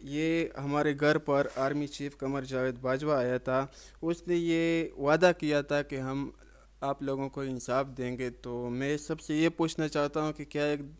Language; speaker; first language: Urdu; non-native, local second language; Pashto